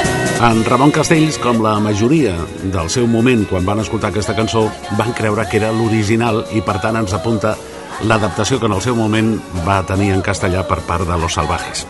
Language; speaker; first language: Catalan; native; Catalan